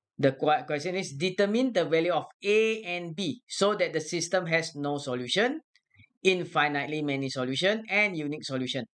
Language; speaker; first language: English; non-native, local second language; Malay